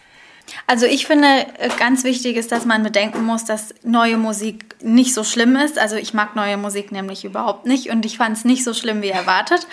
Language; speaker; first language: German; native; German